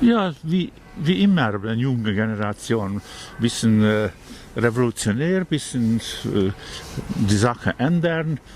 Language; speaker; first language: German; non-native, fluent; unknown